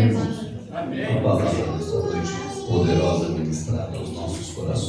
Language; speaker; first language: Portuguese; native; Portuguese